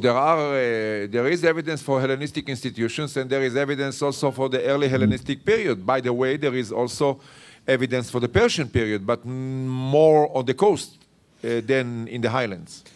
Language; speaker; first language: English; non-native, fluent; Hebrew